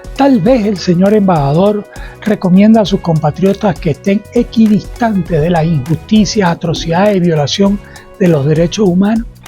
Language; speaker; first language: Spanish; native; Spanish